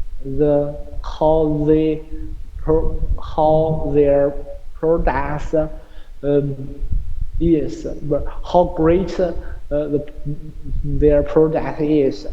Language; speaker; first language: English; non-native, learner; Chinese